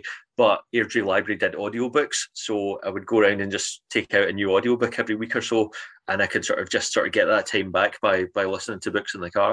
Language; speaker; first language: English; native; English